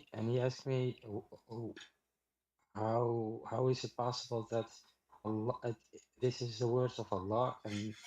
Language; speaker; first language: English; non-native, fluent; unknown